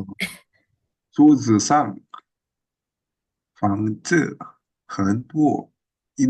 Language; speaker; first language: Chinese; non-native, learner; Indonesian